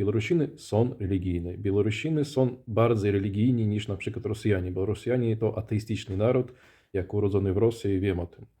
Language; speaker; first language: Polish; non-native, fluent; Russian